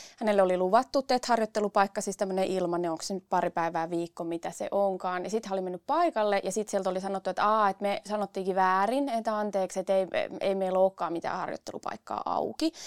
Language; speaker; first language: Finnish; early bilingual, other home language; Spanish